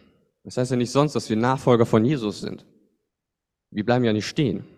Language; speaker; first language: German; native; German